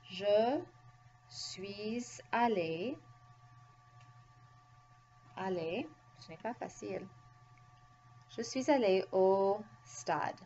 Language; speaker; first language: French; non-native, fluent; English